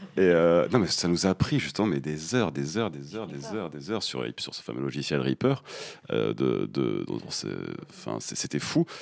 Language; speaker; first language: French; native; French